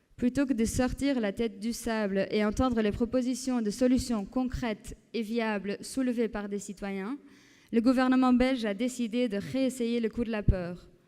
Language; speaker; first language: French; non-native, fluent; Portuguese